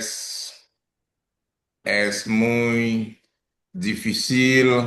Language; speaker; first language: Spanish; non-native, learner; English